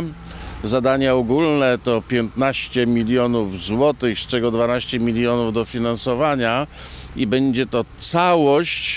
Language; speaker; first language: Polish; native; Polish